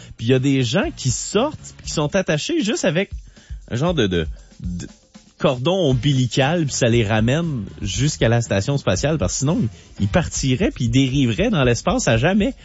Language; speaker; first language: French; native; French